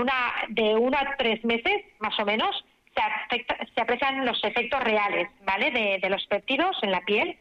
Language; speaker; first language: Spanish; native; Spanish